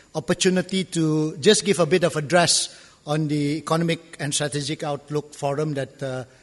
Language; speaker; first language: English; non-native, local second language; Malay